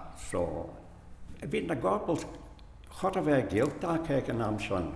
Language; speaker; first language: Irish; non-native, fluent; English